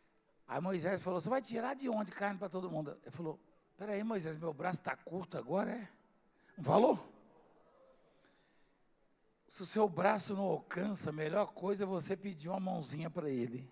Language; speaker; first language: Portuguese; native; Portuguese